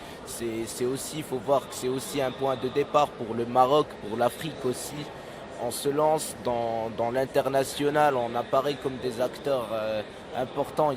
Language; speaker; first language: French; non-native, local second language; Arabic